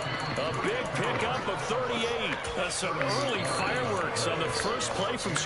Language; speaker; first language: English; native; English